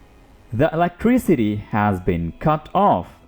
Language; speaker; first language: English; non-native, local second language; Urdu